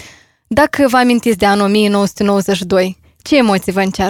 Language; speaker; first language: Romanian; native; Romanian